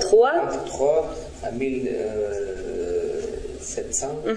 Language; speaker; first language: French; non-native, learner; Russian